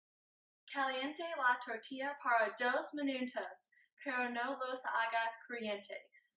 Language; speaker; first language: Spanish; non-native, learner; English